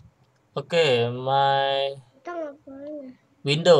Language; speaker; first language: English; non-native, learner; Indonesian